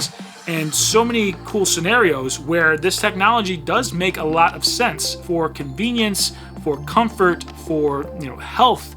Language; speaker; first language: English; native; English